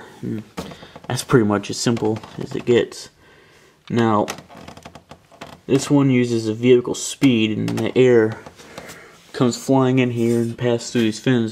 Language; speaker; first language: English; native; English